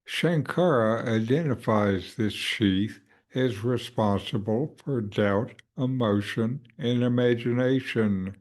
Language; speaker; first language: English; native; English